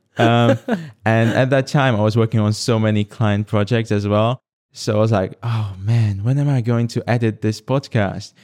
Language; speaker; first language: English; non-native, fluent; Slovak